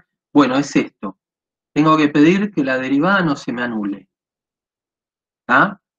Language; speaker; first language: Spanish; native; Spanish